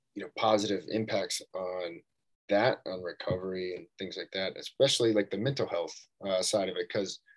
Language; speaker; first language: English; native; English